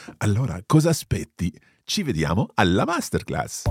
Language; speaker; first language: Italian; non-native, fluent; English